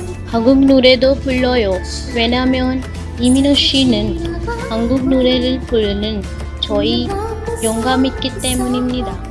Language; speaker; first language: Korean; non-native, learner; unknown